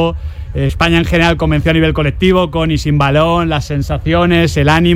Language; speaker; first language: Spanish; native; Spanish